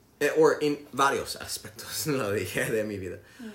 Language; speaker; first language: Spanish; non-native, learner; English